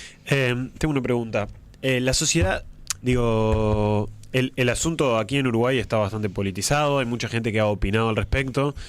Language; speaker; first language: Spanish; native; Spanish